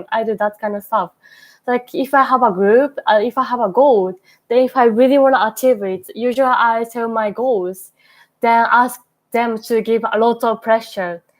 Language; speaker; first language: English; non-native, learner; Japanese